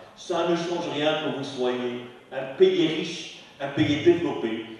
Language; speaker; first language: French; non-native, local second language; Arabic